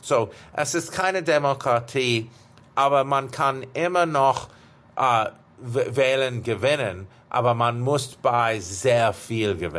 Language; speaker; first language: German; non-native, fluent; English